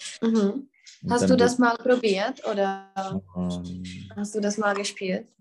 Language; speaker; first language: German; non-native, fluent; Czech